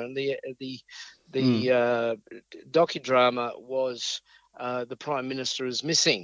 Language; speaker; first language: English; native; English